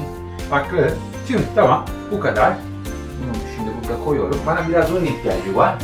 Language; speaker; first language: Turkish; non-native, fluent; Italian